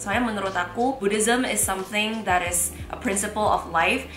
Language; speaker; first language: English; non-native, fluent; Indonesian